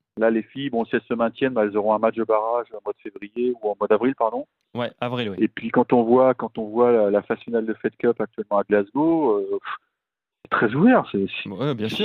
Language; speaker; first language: French; native; French